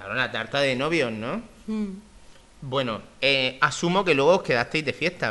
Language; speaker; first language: Spanish; native; Spanish